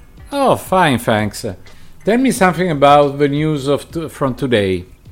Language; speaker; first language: English; non-native, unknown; Italian